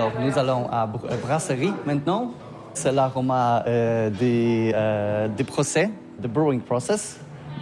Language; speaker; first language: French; non-native, learner; Polish